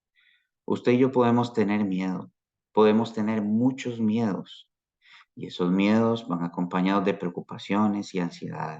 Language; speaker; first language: Spanish; native; Spanish